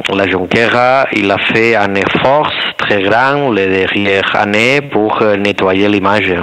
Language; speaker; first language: French; non-native, learner; Spanish